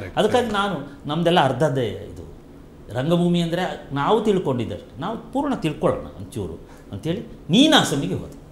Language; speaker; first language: Kannada; non-native, local second language; Kodava